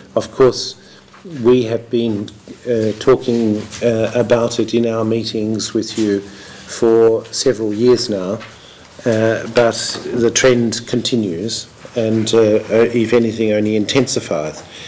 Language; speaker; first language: English; native; English